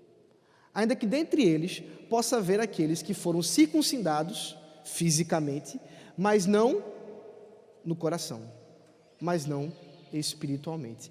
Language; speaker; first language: Portuguese; native; Portuguese